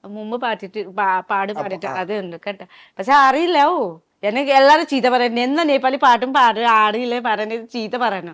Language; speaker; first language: Malayalam; non-native, learner; Nepali